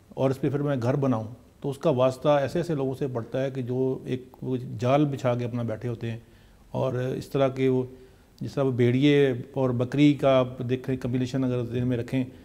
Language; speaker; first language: Urdu; non-native, local second language; Punjabi